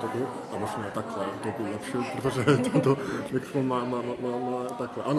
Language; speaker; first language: Czech; non-native, fluent; Chinese